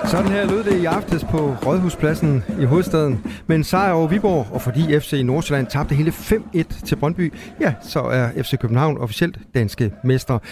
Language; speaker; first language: Danish; native; Danish